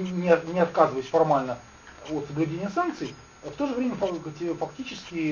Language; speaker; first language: Russian; native; Russian